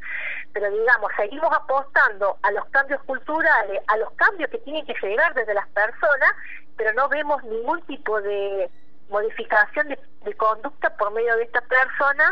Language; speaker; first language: Spanish; native; Spanish